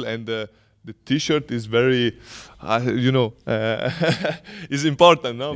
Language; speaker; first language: English; non-native, learner; Italian